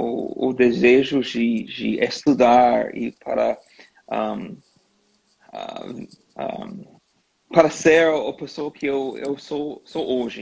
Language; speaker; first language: Portuguese; non-native, learner; English